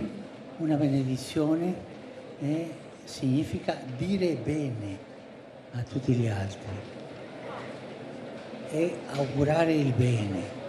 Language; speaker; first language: Italian; non-native, fluent; Spanish